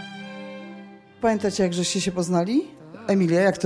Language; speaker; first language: Polish; native; Polish